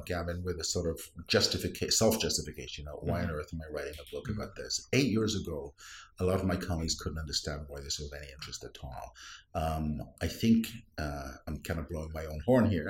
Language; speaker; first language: English; non-native, local second language; Welsh